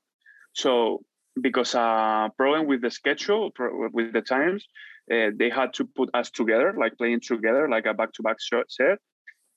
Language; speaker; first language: English; non-native, fluent; Spanish